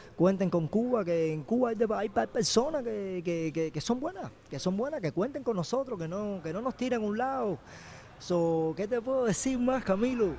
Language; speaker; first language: Spanish; native; Spanish